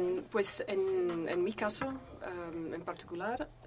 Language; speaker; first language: Spanish; non-native, fluent; English